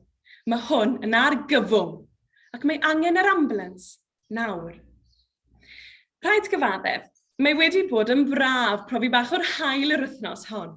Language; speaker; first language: Welsh; native; Welsh